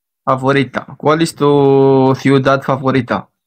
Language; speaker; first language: Spanish; non-native, learner; Arabic